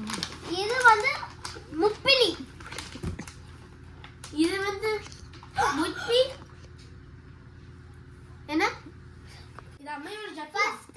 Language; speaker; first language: Tamil; early bilingual, heritage; Tamil